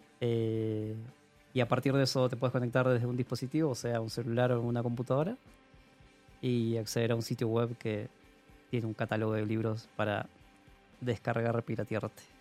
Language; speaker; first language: Spanish; native; Spanish